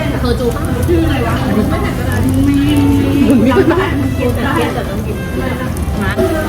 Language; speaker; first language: Thai; native; Thai